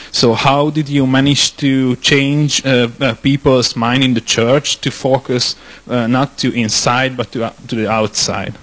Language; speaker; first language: English; non-native, fluent; Hungarian